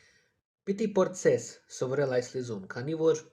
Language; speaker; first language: Armenian; non-native, fluent; Russian